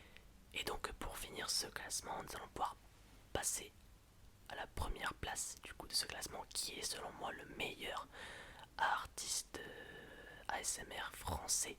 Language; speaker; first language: French; native; French